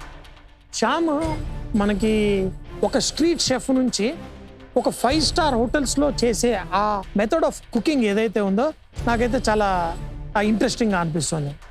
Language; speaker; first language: Telugu; native; Telugu